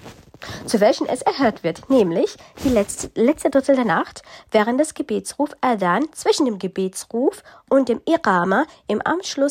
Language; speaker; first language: German; early bilingual, other home language; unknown